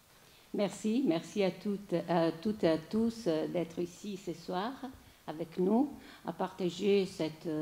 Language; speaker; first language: French; non-native, fluent; Italian